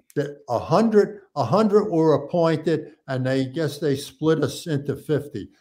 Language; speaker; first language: English; native; English